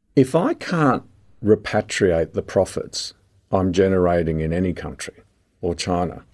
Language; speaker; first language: English; native; English